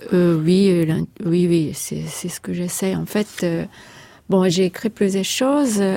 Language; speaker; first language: French; non-native, fluent; Japanese